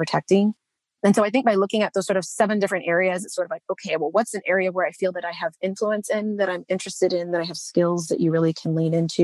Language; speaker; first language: English; native; English